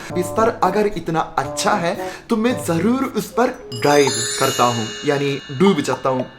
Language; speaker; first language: Hindi; non-native, fluent; Japanese